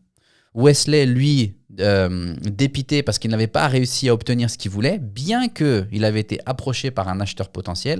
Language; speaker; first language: French; native; French